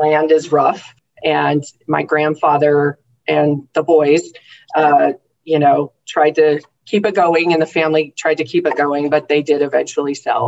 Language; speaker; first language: English; native; English